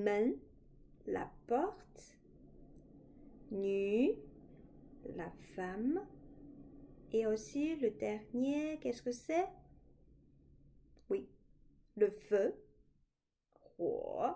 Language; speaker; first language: French; non-native, fluent; Chinese